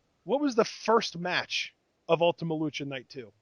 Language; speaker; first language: English; native; English